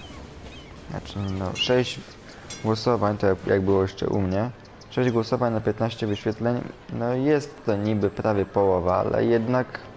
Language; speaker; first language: Polish; native; Polish